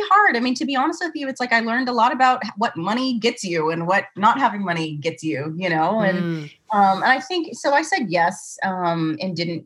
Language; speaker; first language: English; native; English